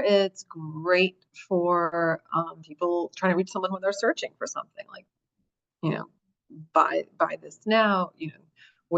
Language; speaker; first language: English; native; English